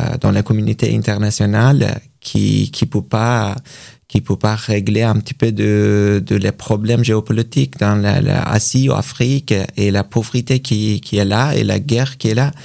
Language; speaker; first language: French; non-native, learner; Persian